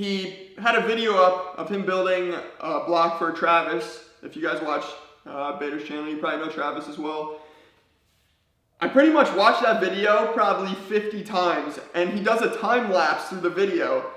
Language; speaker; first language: English; native; English